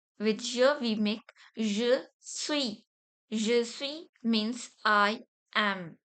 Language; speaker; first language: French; non-native, fluent; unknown